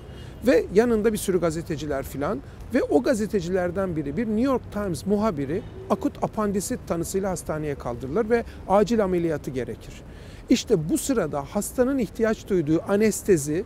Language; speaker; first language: Turkish; native; Turkish